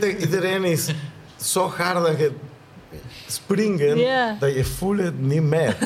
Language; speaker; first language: Dutch; non-native, learner; Spanish